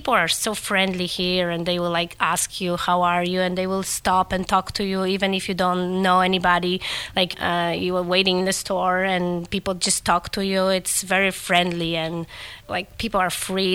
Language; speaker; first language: English; non-native, fluent; Polish